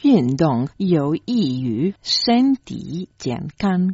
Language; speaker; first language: Chinese; non-native, learner; Croatian